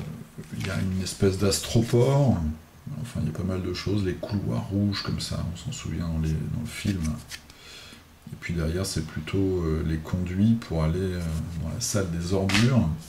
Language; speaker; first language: French; native; French